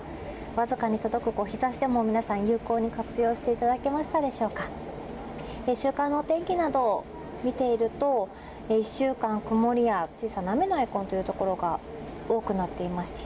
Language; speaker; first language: Japanese; native; Japanese